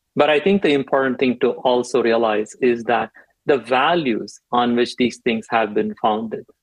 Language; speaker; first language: English; non-native, local second language; Tamil